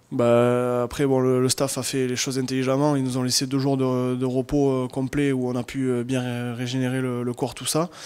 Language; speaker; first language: French; native; French